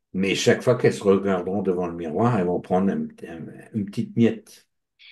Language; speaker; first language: French; native; French